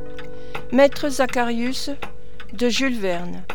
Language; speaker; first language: French; native; French